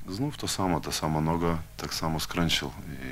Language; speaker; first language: Polish; non-native, fluent; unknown